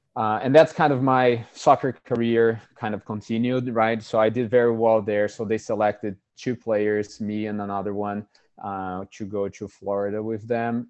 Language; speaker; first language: English; non-native, fluent; Portuguese